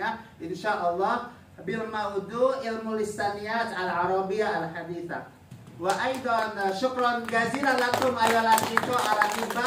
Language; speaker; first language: Arabic; non-native, fluent; Indonesian